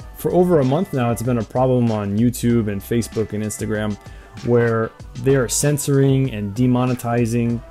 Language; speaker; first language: English; native; English